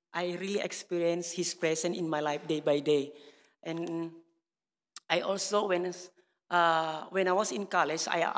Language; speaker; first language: English; non-native, learner; Indonesian